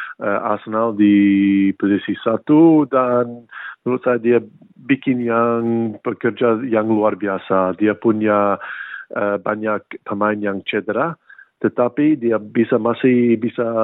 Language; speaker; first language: Indonesian; early bilingual, heritage; English